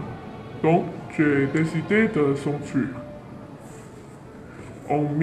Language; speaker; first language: French; non-native, learner; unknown